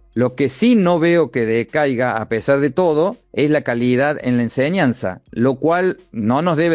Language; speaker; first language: Spanish; native; Spanish